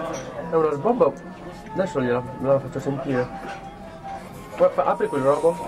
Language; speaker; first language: Italian; native; Italian